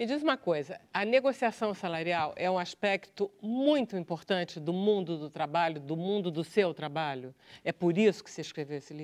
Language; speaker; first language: Portuguese; native; Portuguese